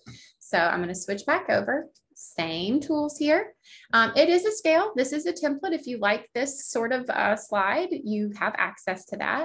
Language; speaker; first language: English; native; English